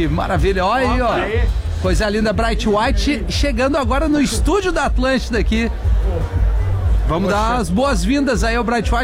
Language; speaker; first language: Portuguese; native; Portuguese